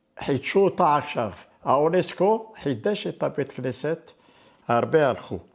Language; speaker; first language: Hebrew; non-native, fluent; Arabic